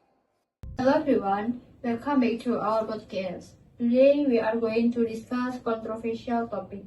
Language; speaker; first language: English; non-native, learner; Indonesian